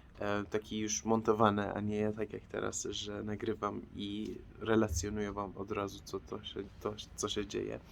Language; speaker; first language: Polish; non-native, fluent; Persian